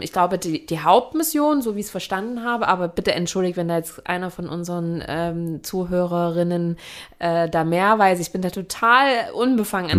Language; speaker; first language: German; native; German